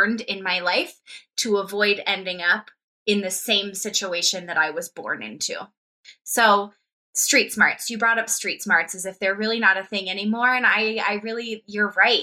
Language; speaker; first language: English; native; English